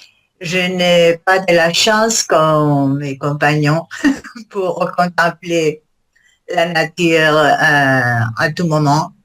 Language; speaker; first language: French; non-native, learner; Spanish